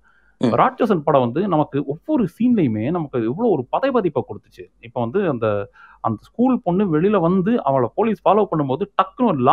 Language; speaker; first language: Tamil; native; Tamil